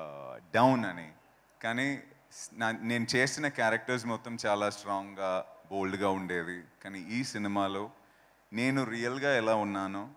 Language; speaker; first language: Telugu; non-native, fluent; Malayalam